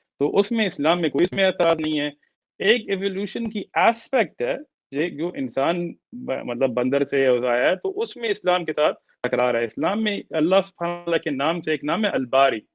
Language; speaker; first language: Urdu; early bilingual, heritage; Urdu